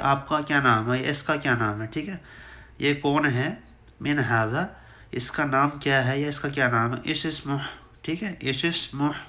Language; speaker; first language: Urdu; native; Urdu